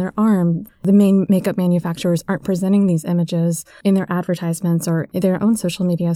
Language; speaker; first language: English; native; English